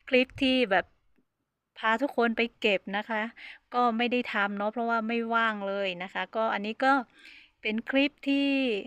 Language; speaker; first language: Thai; non-native, local second language; Hmong